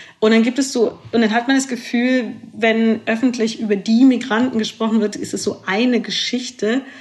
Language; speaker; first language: German; early bilingual, other home language; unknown